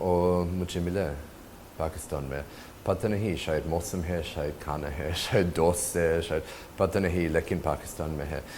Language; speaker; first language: Hindi; non-native, learner; English